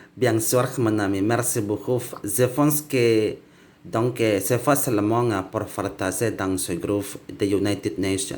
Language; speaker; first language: French; non-native, learner; Indonesian